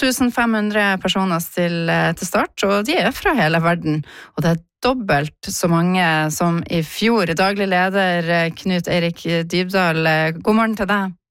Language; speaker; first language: Norwegian; native; Norwegian